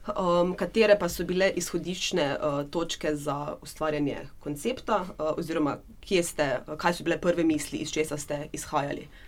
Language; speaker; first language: Slovenian; native; Slovenian